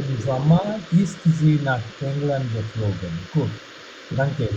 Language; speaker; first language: German; non-native, fluent; Bangla